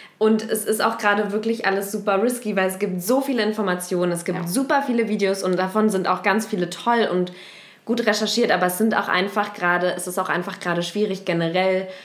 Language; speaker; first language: German; native; German